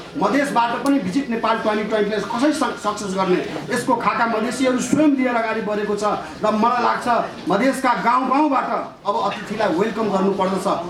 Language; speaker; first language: Nepali; non-native, local second language; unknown